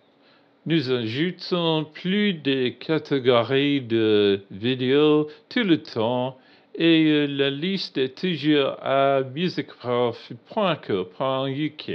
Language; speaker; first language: French; non-native, learner; English